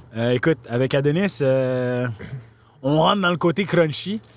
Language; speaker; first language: French; native; French